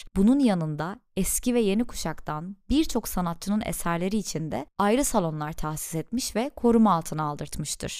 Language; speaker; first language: Turkish; native; Turkish